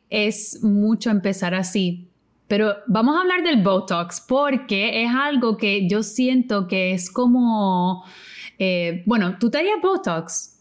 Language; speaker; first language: Spanish; early bilingual, heritage; Spanish